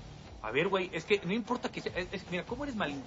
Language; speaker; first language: Spanish; native; Spanish